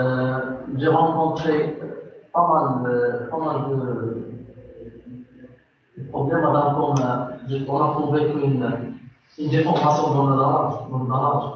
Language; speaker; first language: French; non-native, local second language; Arabic